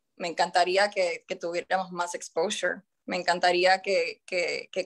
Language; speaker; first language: Spanish; native; Spanish